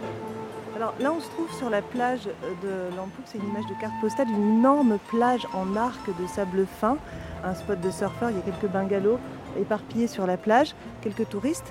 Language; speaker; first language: French; native; French